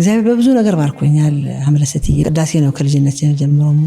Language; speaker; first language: Amharic; native; Amharic